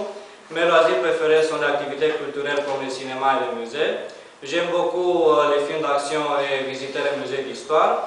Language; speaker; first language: French; non-native, learner; Romanian